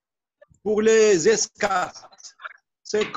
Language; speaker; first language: French; non-native, local second language; Arabic